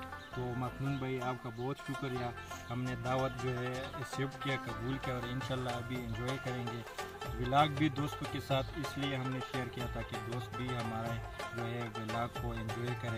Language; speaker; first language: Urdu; non-native, local second language; Pashto